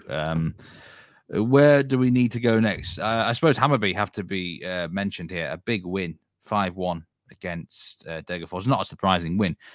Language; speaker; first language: English; native; English